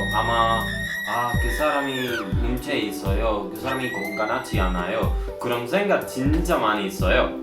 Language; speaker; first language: Korean; non-native, learner; Spanish